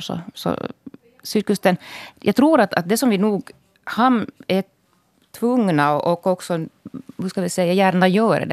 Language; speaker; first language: Swedish; native; Swedish